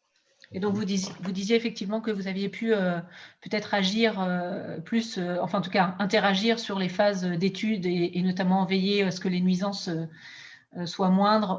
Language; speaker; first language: French; native; French